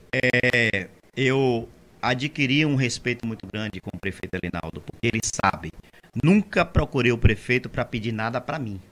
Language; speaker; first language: Portuguese; native; Portuguese